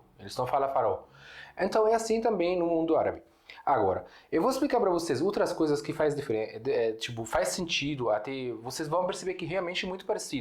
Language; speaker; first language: Portuguese; non-native, fluent; Arabic